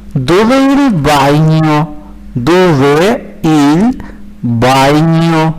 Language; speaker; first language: Italian; non-native, learner; Hindi